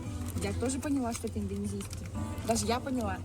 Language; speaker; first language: Russian; native; Russian